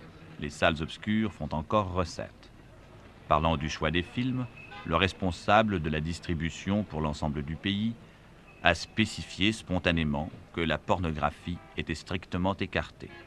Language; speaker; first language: French; native; French